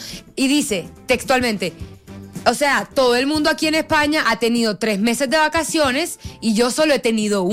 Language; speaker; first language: Spanish; native; Spanish